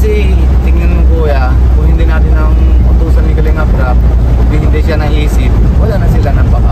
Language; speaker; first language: Filipino; non-native, learner; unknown